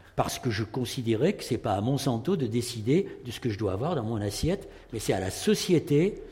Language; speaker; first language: French; native; French